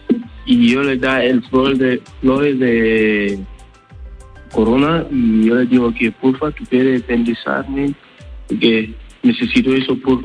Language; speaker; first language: Spanish; non-native, learner; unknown